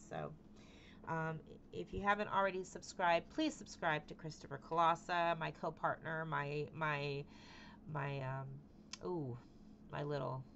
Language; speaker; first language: English; native; English